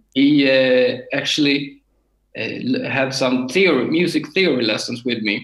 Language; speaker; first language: English; non-native, learner; Swedish